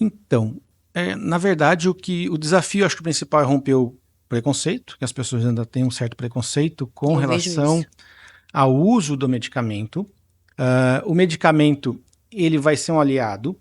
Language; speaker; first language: Portuguese; native; Portuguese